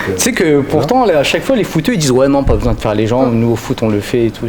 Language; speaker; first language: French; native; French